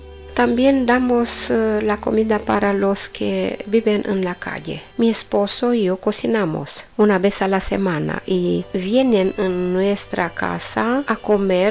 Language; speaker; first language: Spanish; non-native, learner; Romanian